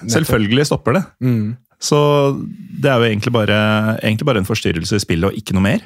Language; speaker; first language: Norwegian; native; Norwegian